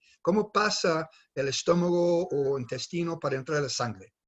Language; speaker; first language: Spanish; non-native, fluent; English